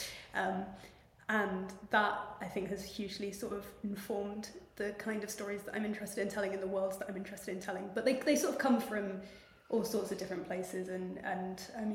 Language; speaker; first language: English; native; English